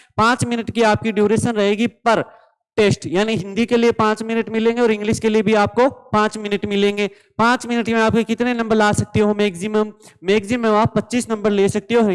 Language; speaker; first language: Hindi; native; Hindi